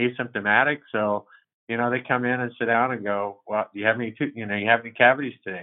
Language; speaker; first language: English; native; English